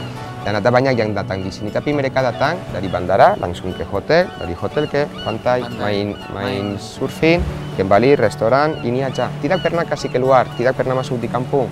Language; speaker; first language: Indonesian; non-native, fluent; Spanish